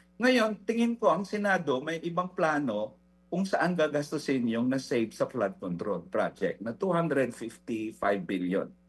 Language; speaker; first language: Filipino; non-native, local second language; Hiligaynon